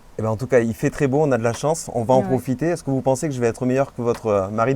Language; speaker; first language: French; native; French